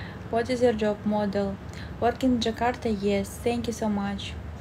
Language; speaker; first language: English; non-native, learner; Russian